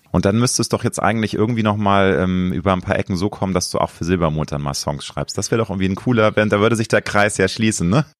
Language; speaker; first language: German; native; German